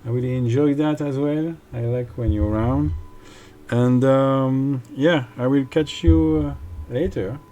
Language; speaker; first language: English; non-native, fluent; French